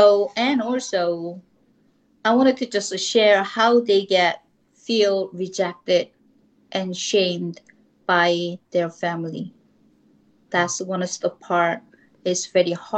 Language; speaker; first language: English; non-native, fluent; Korean